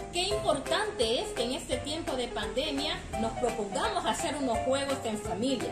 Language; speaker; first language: Spanish; native; Spanish